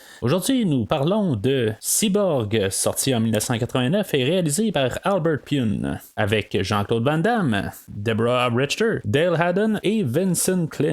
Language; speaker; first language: French; native; French